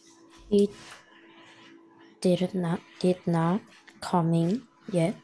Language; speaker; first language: English; non-native, learner; Korean